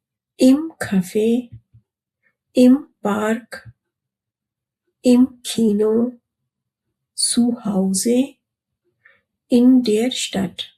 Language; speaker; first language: German; non-native, fluent; Urdu